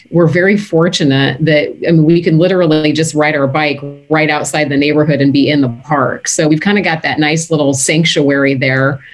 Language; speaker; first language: English; native; English